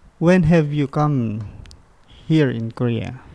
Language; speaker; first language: English; non-native, local second language; Filipino